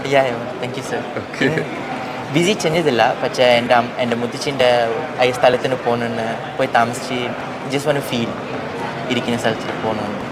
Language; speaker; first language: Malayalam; early bilingual, heritage; Malayalam